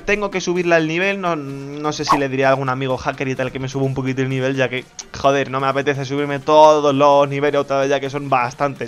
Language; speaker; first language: Spanish; native; Spanish